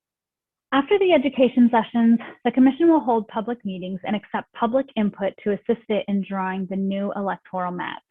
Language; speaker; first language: English; native; English